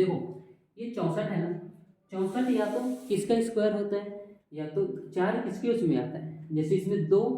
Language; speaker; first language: Hindi; native; Hindi